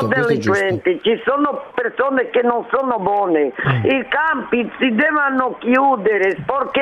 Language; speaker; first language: Italian; non-native, fluent; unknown